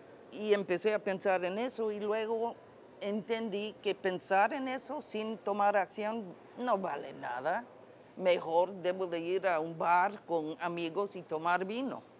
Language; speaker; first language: Spanish; non-native, fluent; English